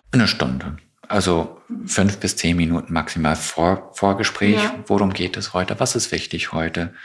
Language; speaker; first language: German; non-native, fluent; English